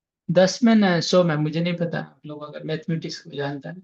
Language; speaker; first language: Hindi; non-native, local second language; Bangla